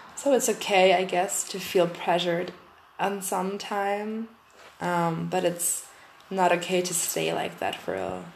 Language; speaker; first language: English; non-native, fluent; German